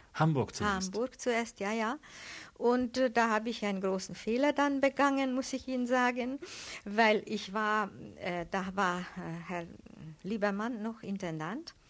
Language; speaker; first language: German; non-native, fluent; Hungarian